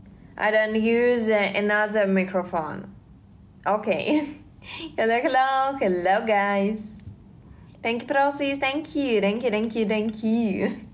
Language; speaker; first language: English; non-native, learner; Russian